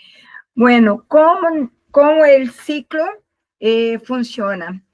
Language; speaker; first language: Spanish; non-native, learner; Portuguese